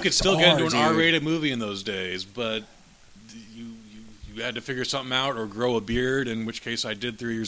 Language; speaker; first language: English; native; English